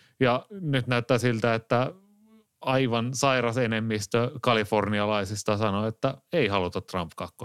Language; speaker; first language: Finnish; native; Finnish